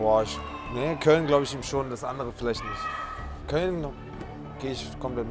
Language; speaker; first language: German; native; German